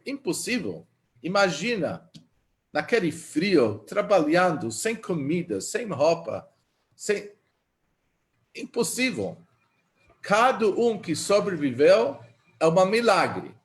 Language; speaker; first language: Portuguese; non-native, fluent; Hebrew